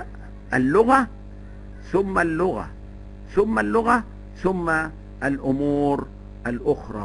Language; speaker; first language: Arabic; native; Arabic